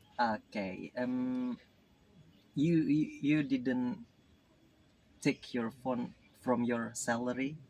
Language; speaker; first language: English; non-native, learner; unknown